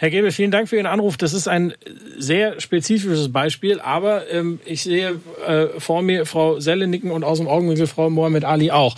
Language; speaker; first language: German; native; German